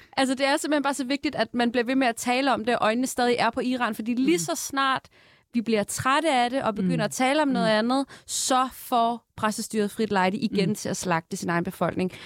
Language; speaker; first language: Danish; early bilingual, other home language; Persian